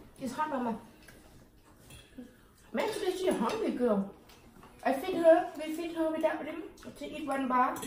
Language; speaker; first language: English; non-native, learner; Thai